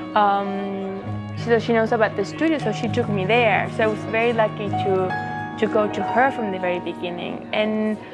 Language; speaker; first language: English; non-native, fluent; Spanish